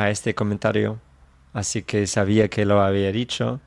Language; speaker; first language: Spanish; non-native, fluent; English